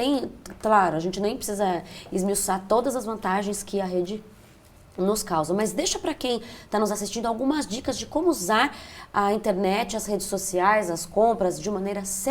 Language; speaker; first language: Portuguese; native; Portuguese